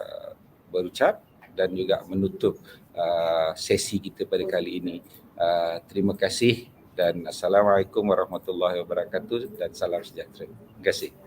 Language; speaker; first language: Malay; native; Malay